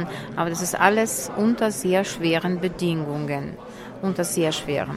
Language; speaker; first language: German; non-native, fluent; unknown